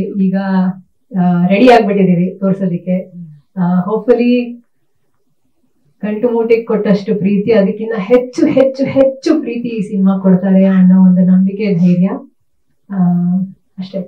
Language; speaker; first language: Kannada; native; Kannada